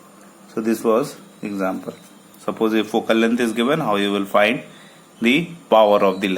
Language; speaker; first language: English; non-native, local second language; Hindi